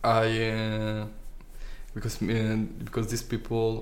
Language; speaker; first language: English; non-native, learner; Polish